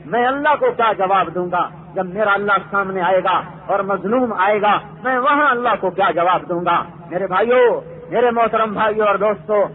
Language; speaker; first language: Urdu; non-native, local second language; Punjabi